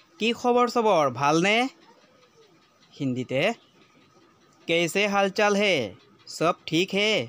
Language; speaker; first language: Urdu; non-native, local second language; Assamese